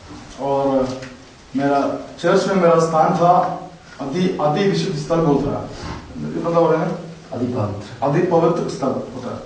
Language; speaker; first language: Hindi; non-native, local second language; Malayalam